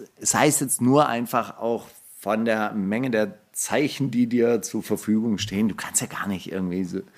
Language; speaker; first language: German; native; German